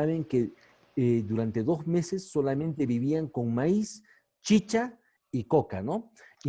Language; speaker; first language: Spanish; native; Spanish